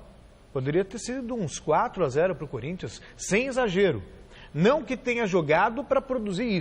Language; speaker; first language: Portuguese; native; Portuguese